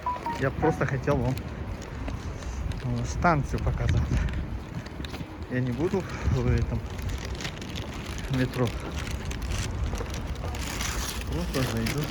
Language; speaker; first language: Russian; early bilingual, other home language; Tajik